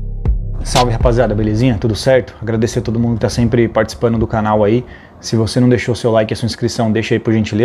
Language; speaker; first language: Portuguese; native; Portuguese